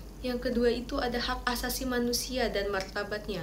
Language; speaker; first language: Indonesian; native; Indonesian